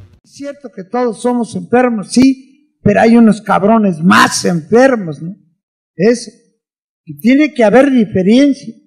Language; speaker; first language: Spanish; native; Spanish